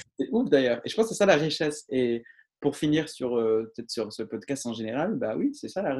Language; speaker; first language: French; non-native, local second language; Arabic